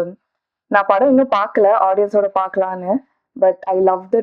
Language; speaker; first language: Tamil; non-native, learner; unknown